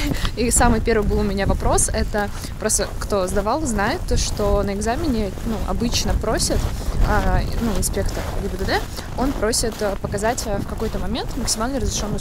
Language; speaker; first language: Russian; native; Russian